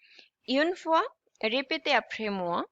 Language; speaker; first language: French; non-native, fluent; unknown